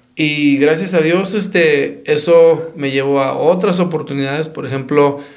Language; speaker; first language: Spanish; early bilingual, heritage; Spanish